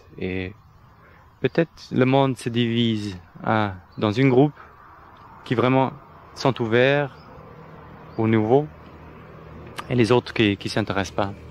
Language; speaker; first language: French; non-native, fluent; German